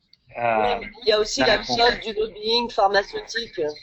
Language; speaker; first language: French; native; French